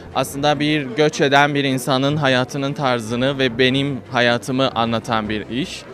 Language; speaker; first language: Turkish; non-native, fluent; Persian